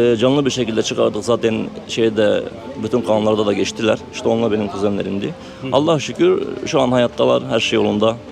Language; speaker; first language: Turkish; native; Turkish